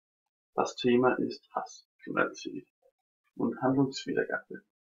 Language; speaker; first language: German; non-native, learner; Danish